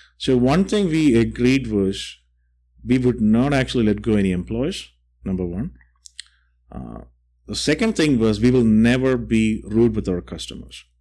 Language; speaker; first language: English; non-native, local second language; Malayalam